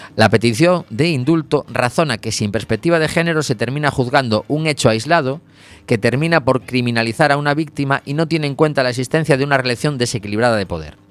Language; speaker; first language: Spanish; non-native, local second language; Galician